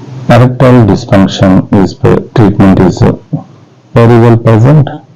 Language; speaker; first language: English; non-native, local second language; Telugu